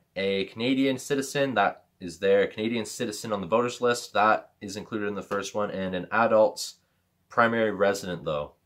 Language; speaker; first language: English; native; English